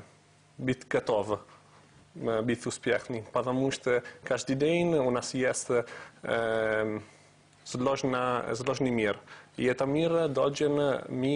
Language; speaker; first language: Russian; non-native, learner; Italian